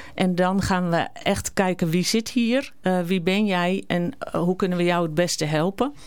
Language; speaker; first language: Dutch; native; Dutch